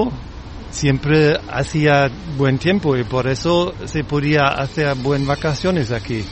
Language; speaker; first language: Spanish; non-native, learner; German